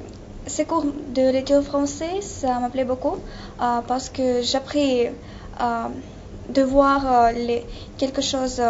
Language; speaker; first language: French; non-native, learner; Russian